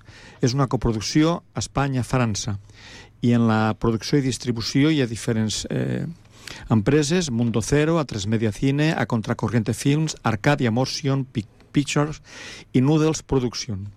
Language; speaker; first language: Catalan; native; Catalan